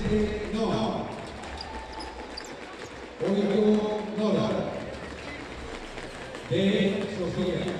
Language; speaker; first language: Galician; non-native, local second language; Spanish